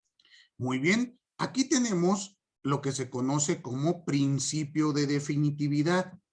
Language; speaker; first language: Spanish; native; Spanish